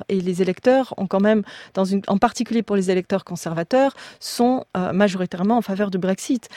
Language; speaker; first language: French; native; French